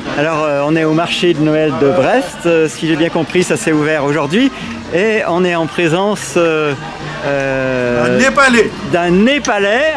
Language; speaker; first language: French; native; French